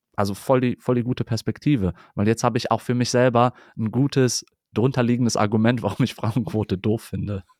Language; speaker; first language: German; native; German